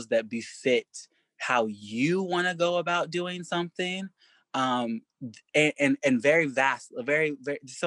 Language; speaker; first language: English; native; English